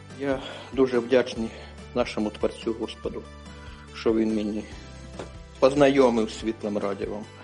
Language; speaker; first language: Ukrainian; non-native, local second language; Russian